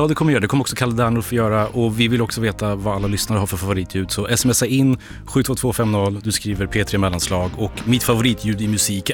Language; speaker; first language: Swedish; native; Swedish